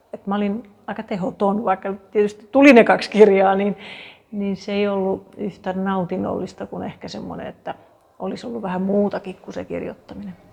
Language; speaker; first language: Finnish; native; Finnish